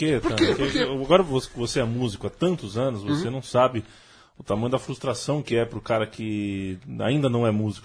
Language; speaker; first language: Portuguese; native; Portuguese